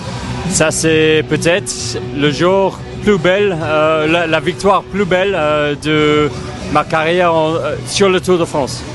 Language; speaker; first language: French; non-native, fluent; English